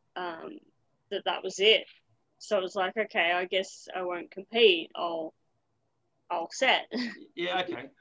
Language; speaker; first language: English; native; English